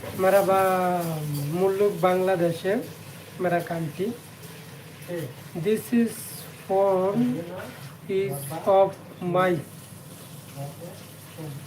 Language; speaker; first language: Hindi; non-native, learner; Bangla